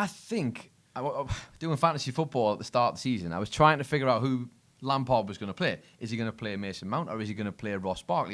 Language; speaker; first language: English; native; English